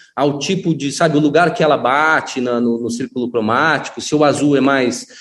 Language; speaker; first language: Portuguese; native; Portuguese